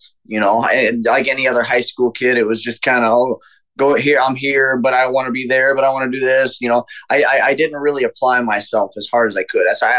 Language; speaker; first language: English; native; English